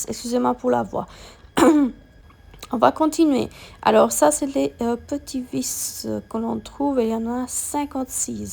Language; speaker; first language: French; non-native, fluent; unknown